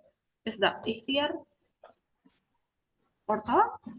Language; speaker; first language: English; non-native, learner; Indonesian